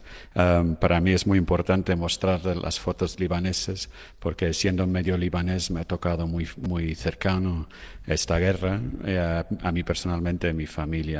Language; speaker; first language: Spanish; non-native, fluent; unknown